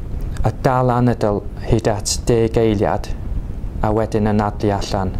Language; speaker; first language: Welsh; non-native, local second language; English